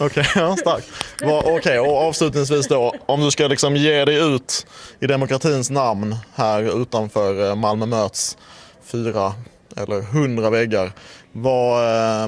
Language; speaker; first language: Swedish; native; Swedish